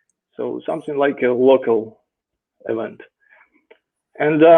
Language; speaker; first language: English; non-native, fluent; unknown